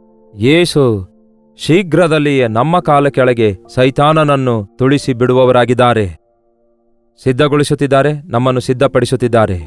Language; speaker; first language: Kannada; native; Kannada